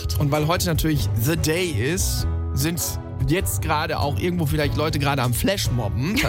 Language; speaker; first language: German; native; German